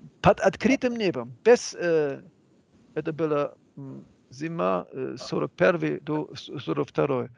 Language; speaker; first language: Russian; non-native, fluent; German